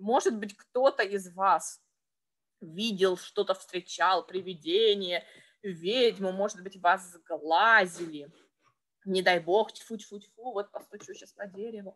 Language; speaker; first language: Russian; native; Russian